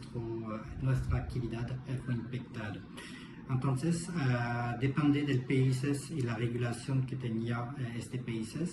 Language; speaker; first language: Spanish; non-native, fluent; French